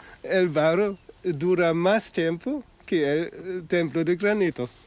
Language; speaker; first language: Spanish; non-native, fluent; German